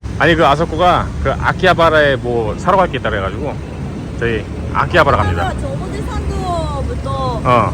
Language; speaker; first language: Korean; non-native, learner; Japanese